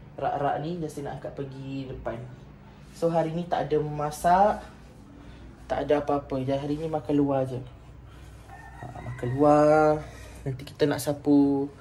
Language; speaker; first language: Malay; non-native, local second language; Iban